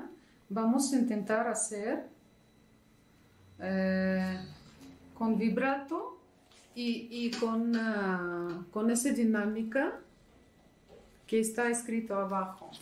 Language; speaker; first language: Spanish; non-native, fluent; Russian